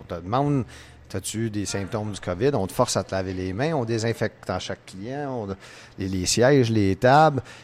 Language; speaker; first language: French; native; French